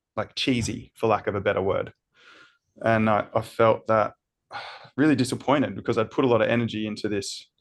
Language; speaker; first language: English; native; English